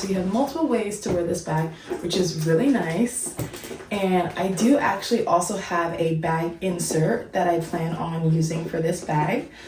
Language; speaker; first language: English; native; English